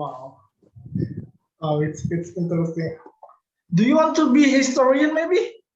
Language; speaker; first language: English; non-native, learner; Indonesian